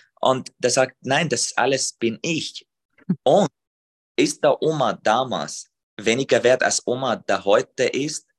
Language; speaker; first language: German; non-native, fluent; Arabic